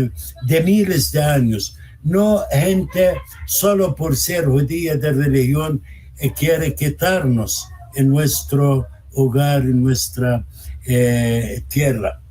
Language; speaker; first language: Spanish; non-native, fluent; Arabic